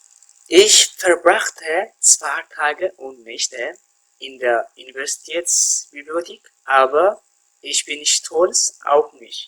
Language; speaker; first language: German; non-native, fluent; Tigrinya